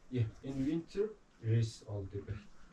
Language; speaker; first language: English; non-native, learner; Mongolian